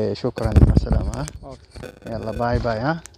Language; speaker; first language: Arabic; non-native, learner; Oromo